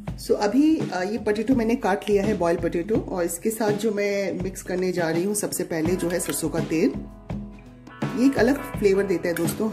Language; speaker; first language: Hindi; non-native, local second language; Bangla